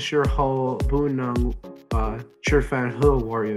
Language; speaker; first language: Chinese; non-native, learner; English